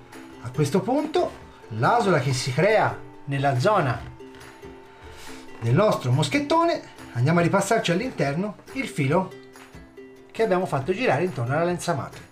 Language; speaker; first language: Italian; native; Italian